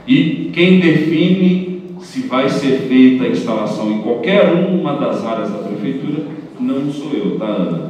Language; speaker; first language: Portuguese; native; Portuguese